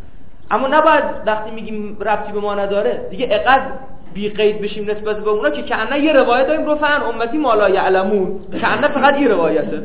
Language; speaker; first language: Persian; native; Persian